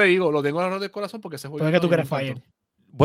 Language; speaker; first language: Spanish; native; Spanish